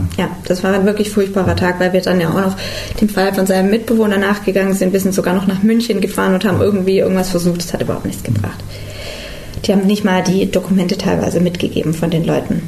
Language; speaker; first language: German; native; German